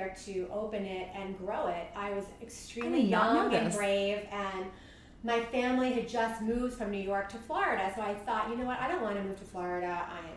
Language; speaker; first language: English; native; English